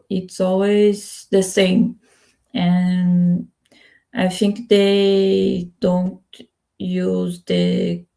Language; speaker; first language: English; non-native, learner; Spanish